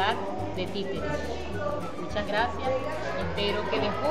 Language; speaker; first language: Spanish; native; Spanish